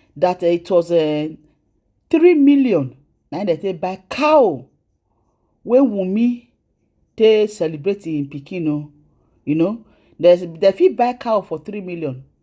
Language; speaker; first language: Nigerian Pidgin; native; Nigerian Pidgin